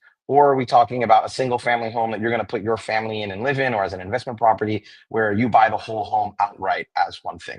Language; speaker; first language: English; native; English